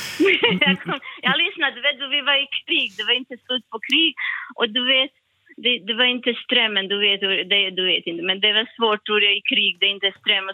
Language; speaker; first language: Swedish; non-native, learner; Bosnian